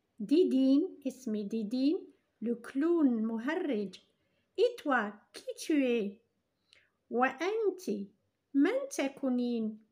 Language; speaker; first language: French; non-native, local second language; Arabic